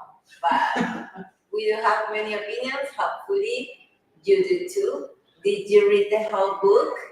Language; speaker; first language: English; non-native, fluent; Spanish